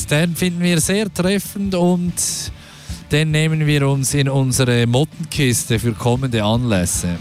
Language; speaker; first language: German; native; German